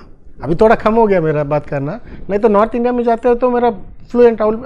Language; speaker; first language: Hindi; non-native, local second language; Tulu